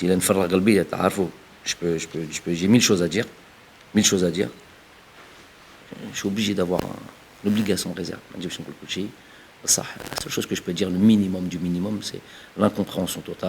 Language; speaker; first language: French; early bilingual, other home language; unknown